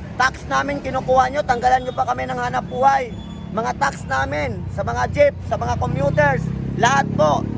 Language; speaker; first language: Filipino; native; Filipino